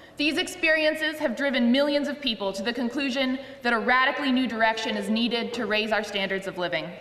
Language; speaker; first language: English; native; English